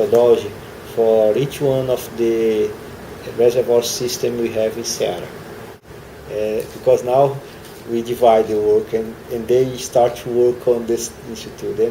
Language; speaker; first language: English; non-native, learner; Portuguese